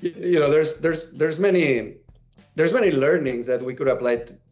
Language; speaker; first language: English; non-native, fluent; Spanish